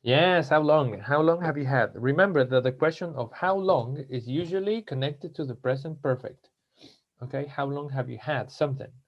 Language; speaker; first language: English; non-native, fluent; Spanish